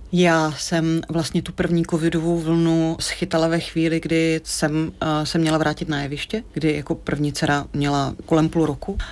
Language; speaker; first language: Czech; native; Czech